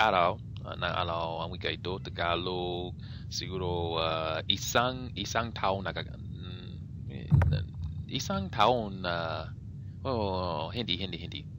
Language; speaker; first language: Filipino; non-native, learner; English